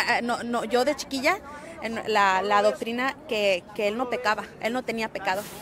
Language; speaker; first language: Spanish; early bilingual, heritage; Spanish